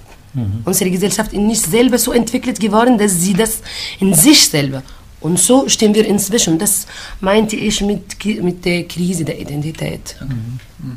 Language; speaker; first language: German; non-native, fluent; Arabic